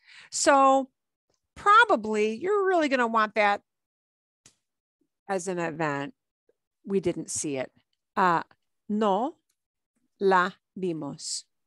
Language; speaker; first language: English; native; English